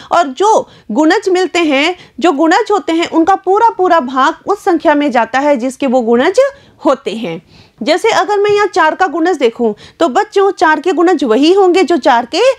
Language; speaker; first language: Hindi; native; Hindi